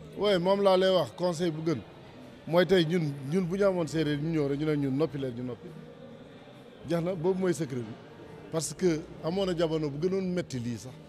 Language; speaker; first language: Wolof; non-native, local second language; Jola-Fonyi